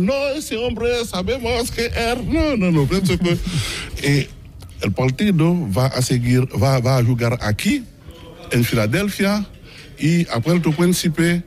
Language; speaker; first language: Spanish; non-native, fluent; Haitian Creole